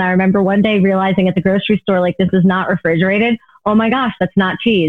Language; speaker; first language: English; native; English